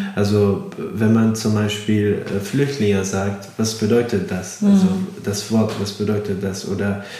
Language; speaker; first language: German; non-native, fluent; Arabic